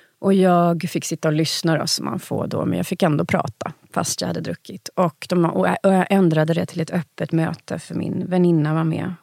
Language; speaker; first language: Swedish; native; Swedish